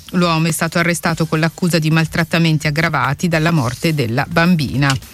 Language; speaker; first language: Italian; native; Italian